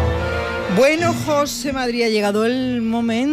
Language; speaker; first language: Spanish; native; Spanish